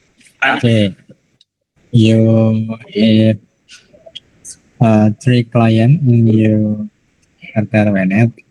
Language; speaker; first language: English; non-native, learner; Indonesian